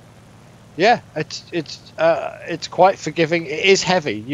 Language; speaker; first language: English; native; English